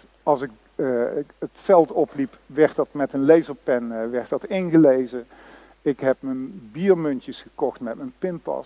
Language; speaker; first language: Dutch; native; Dutch